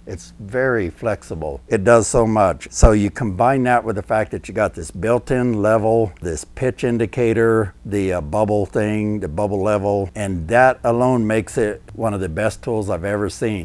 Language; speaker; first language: English; native; English